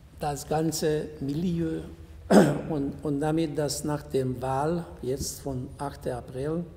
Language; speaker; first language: German; non-native, local second language; Hungarian